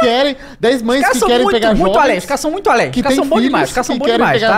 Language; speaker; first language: Portuguese; native; Portuguese